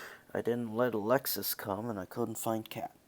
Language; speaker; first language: English; native; English